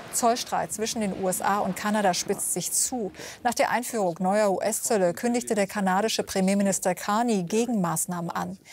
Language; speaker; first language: German; native; German